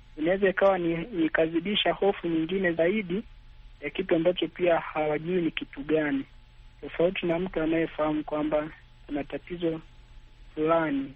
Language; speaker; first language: Swahili; native; Swahili